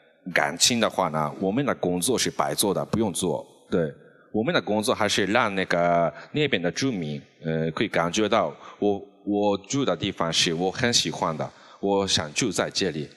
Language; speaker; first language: Chinese; non-native, fluent; Japanese